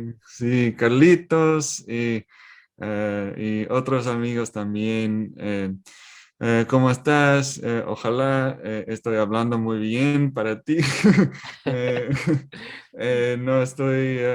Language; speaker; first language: Spanish; non-native, learner; English